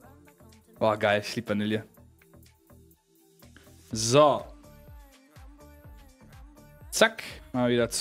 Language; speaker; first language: German; native; German